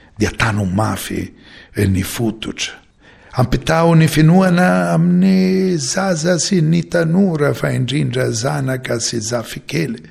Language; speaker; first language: Malagasy; non-native, fluent; Maltese